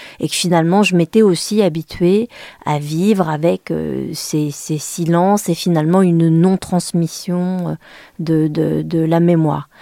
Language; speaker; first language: French; early bilingual, other home language; Vietnamese